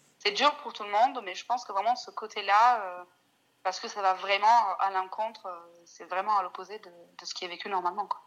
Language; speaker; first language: French; non-native, fluent; Italian